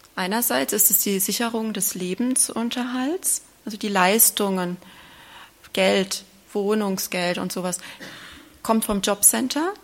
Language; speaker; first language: German; early bilingual, other home language; Turkish